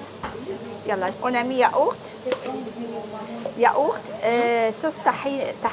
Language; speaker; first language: French; non-native, learner; Arabic